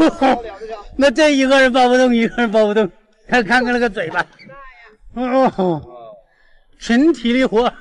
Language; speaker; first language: Chinese; native; Chinese